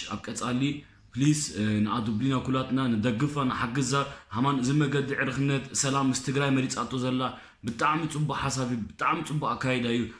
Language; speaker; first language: Tigrinya; early bilingual, heritage; Tigrinya